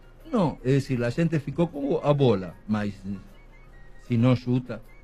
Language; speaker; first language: Portuguese; non-native, fluent; Spanish